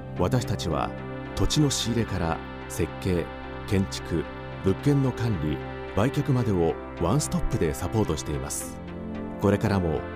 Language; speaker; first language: Japanese; native; Japanese